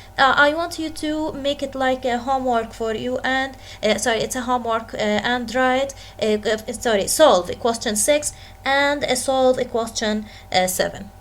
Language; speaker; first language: English; non-native, fluent; Arabic